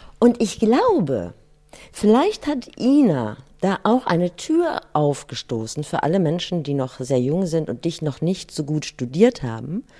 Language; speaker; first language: German; native; German